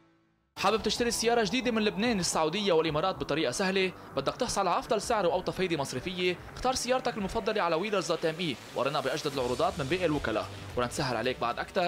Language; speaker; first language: Arabic; native; Arabic